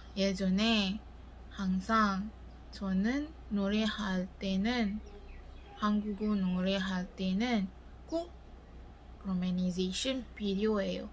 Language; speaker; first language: Korean; non-native, learner; Malay